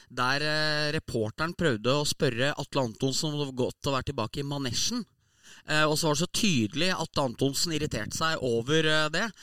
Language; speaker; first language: Norwegian; native; Norwegian